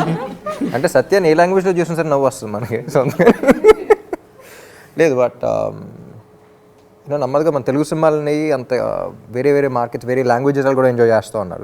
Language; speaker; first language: Telugu; native; Telugu